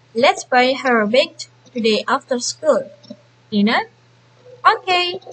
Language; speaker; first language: English; non-native, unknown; Indonesian